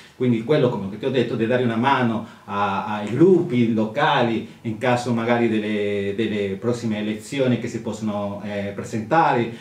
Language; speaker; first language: Italian; non-native, fluent; Spanish